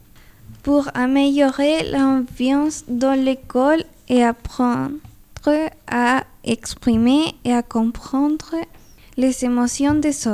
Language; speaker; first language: French; non-native, learner; Spanish